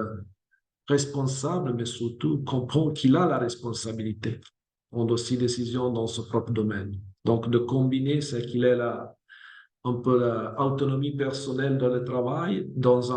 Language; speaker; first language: French; non-native, fluent; Italian